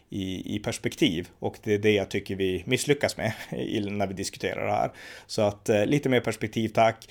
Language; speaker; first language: Swedish; native; Swedish